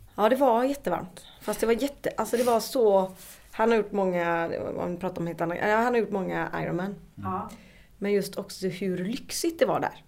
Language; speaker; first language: Swedish; native; Swedish